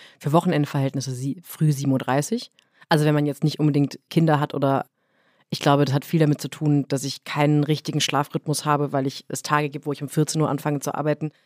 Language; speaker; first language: German; native; German